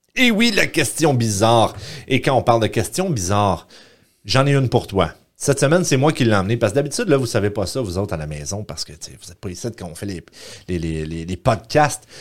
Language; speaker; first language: French; native; French